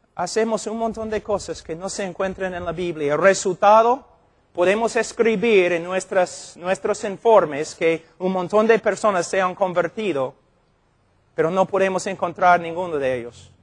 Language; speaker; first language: Spanish; non-native, fluent; English